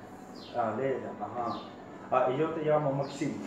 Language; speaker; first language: Spanish; non-native, learner; Ukrainian